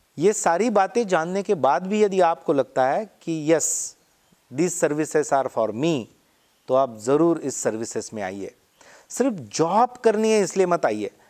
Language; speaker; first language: Hindi; non-native, local second language; Marathi